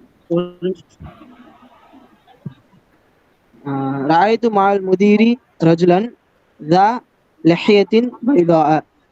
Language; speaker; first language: Arabic; non-native, learner; Tamil